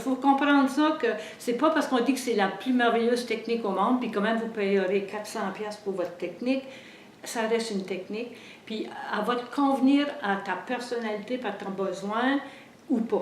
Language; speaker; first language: French; native; French